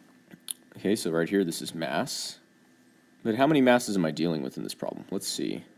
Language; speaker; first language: English; native; English